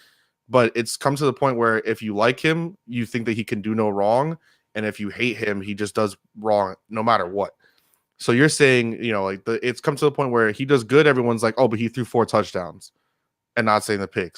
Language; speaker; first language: English; native; English